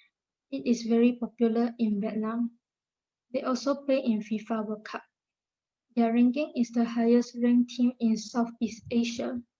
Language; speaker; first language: English; non-native, learner; Malay